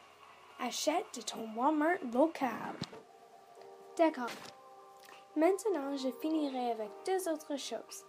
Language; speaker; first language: French; non-native, learner; English